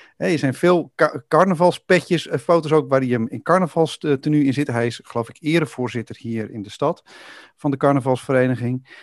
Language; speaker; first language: Dutch; native; Dutch